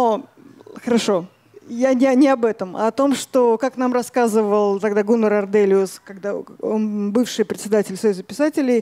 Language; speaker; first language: Russian; native; Russian